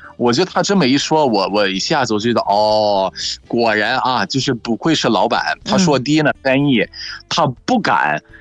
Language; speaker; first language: Chinese; non-native, fluent; Arabic